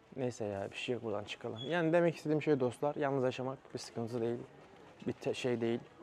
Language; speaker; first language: Turkish; native; Turkish